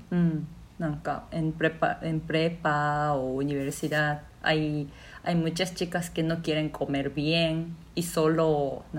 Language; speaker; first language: Spanish; non-native, fluent; Japanese